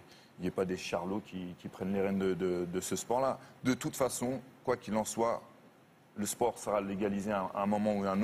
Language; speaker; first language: French; native; French